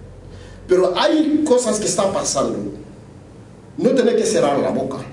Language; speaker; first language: Spanish; non-native, learner; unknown